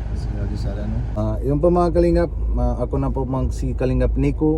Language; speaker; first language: Filipino; non-native, learner; Punjabi